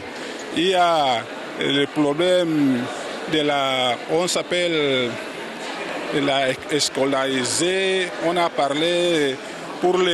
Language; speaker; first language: French; non-native, learner; Spanish